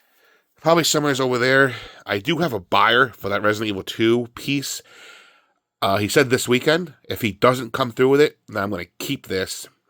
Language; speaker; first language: English; native; English